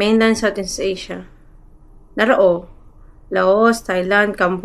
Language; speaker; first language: English; non-native, local second language; Cebuano